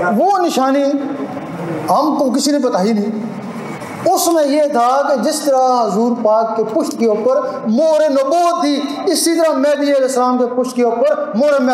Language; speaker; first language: Urdu; non-native, local second language; Punjabi